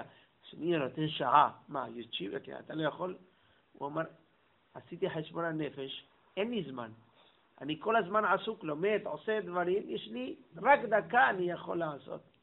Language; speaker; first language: Hebrew; non-native, fluent; English